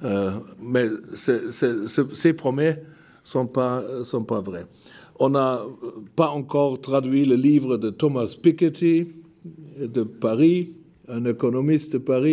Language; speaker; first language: French; non-native, fluent; German